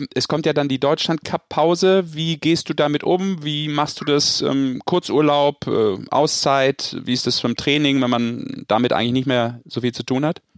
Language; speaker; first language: German; native; German